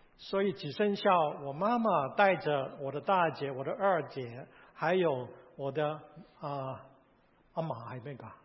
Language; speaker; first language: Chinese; non-native, local second language; Cantonese